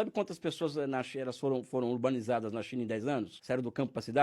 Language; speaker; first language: Portuguese; native; Portuguese